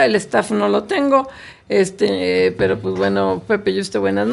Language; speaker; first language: Spanish; native; Spanish